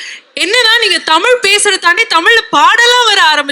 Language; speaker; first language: Tamil; native; Tamil